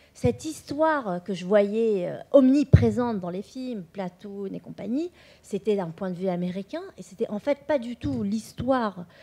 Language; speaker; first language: French; non-native, local second language; Vietnamese